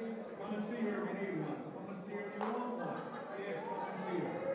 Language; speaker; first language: English; native; English